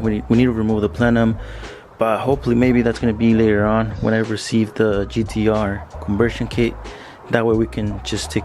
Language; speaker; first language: English; native; English